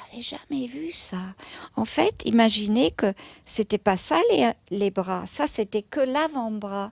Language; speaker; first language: French; non-native, fluent; German